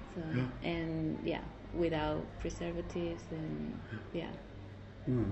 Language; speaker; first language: English; non-native, fluent; Spanish